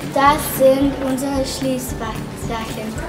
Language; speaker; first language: German; non-native, learner; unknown